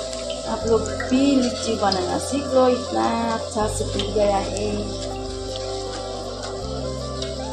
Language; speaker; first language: Hindi; non-native, local second language; Nepali